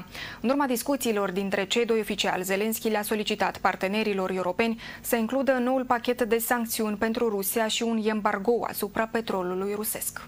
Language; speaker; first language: Romanian; native; Romanian